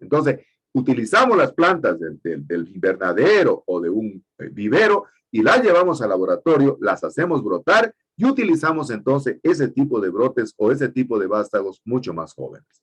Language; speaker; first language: Spanish; native; Spanish